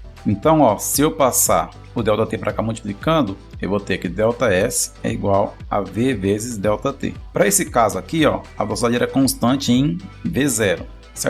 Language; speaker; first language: Portuguese; native; Portuguese